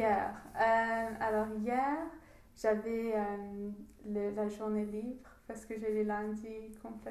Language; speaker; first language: French; non-native, learner; English